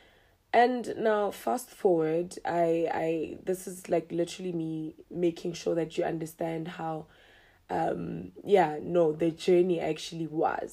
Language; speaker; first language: English; non-native, local second language; Tswana